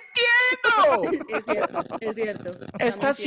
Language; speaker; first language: Spanish; native; Spanish